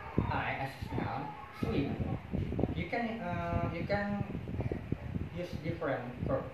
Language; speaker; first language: English; non-native, learner; Indonesian